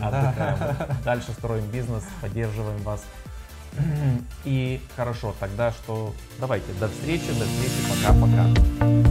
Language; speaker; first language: Russian; non-native, learner; Lithuanian